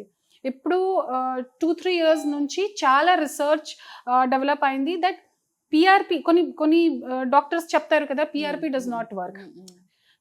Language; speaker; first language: Telugu; non-native, local second language; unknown